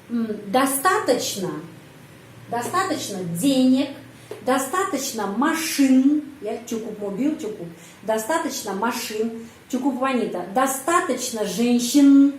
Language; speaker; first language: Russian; non-native, fluent; Indonesian